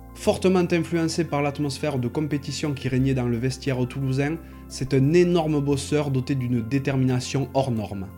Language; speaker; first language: French; native; French